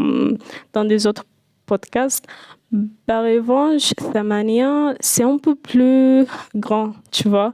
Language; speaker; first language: French; non-native, fluent; Arabic